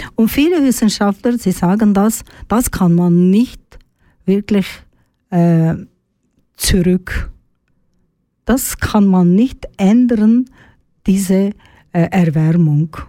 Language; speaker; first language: German; non-native, learner; Turkish